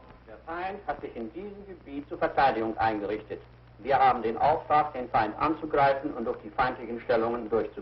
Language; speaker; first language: German; non-native, learner; English